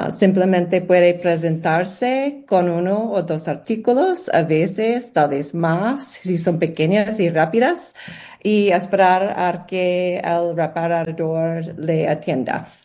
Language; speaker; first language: Spanish; non-native, learner; English